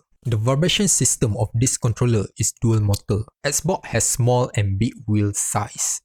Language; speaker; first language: English; non-native, fluent; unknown